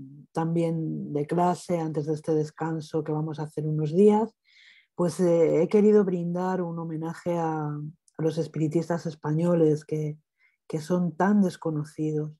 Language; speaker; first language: Spanish; native; Spanish